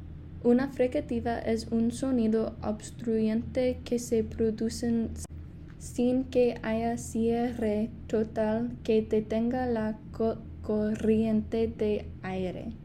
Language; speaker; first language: Spanish; non-native, fluent; English